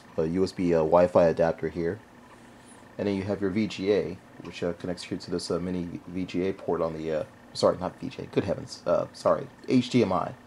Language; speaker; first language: English; native; English